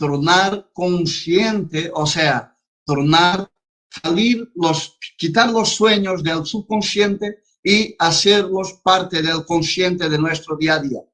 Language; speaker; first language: Spanish; non-native, fluent; Portuguese